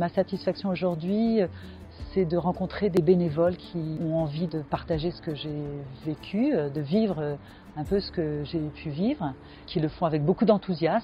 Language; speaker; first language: French; native; French